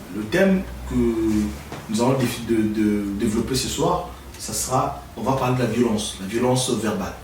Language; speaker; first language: French; non-native, local second language; Lingala